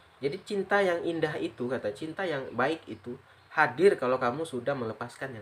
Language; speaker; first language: Indonesian; native; Indonesian